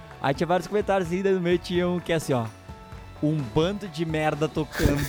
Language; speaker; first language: Portuguese; native; Portuguese